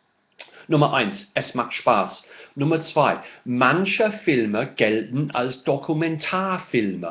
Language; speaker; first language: German; non-native, fluent; English